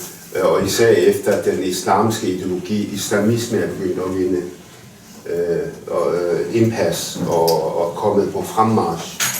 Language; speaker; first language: Danish; early bilingual, other home language; Arabic